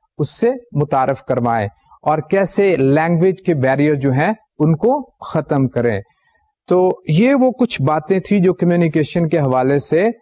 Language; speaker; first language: Urdu; native; Urdu